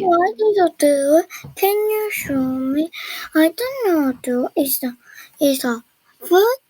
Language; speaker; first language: English; non-native, learner; Korean